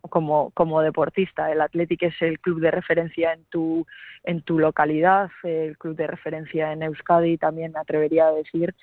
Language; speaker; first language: Spanish; native; Spanish